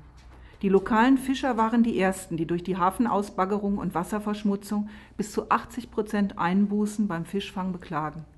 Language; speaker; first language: German; native; German